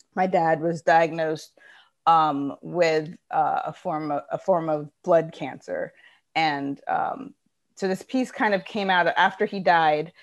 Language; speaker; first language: English; early bilingual, other home language; Ganda